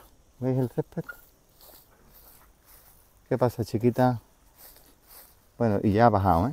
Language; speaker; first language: Spanish; native; Spanish